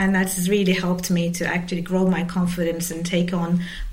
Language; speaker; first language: English; non-native, fluent; Turkish